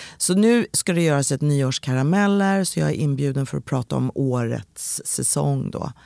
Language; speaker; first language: Swedish; native; Swedish